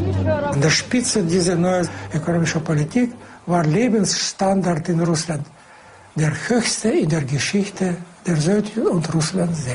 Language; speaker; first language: German; non-native, fluent; Russian